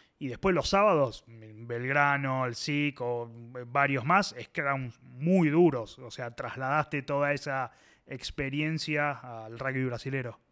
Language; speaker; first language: Spanish; native; Spanish